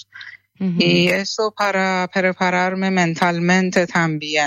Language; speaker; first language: Spanish; non-native, fluent; Persian